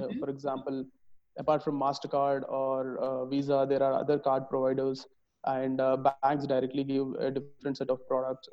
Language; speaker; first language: English; non-native, local second language; Telugu